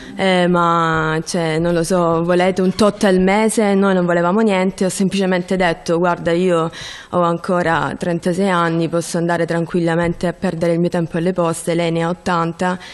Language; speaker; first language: Italian; native; Italian